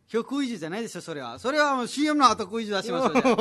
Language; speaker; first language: Japanese; non-native, fluent; Nepali